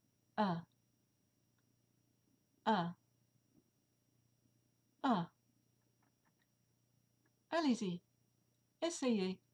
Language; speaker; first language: French; non-native, fluent; English